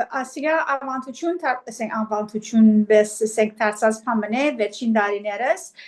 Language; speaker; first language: Armenian; early bilingual, heritage; Armenian